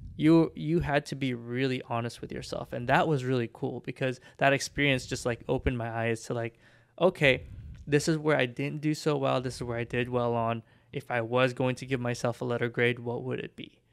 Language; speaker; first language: English; early bilingual, other home language; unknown